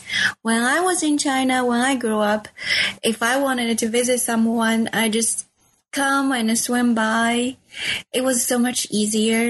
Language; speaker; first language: English; non-native, fluent; Chinese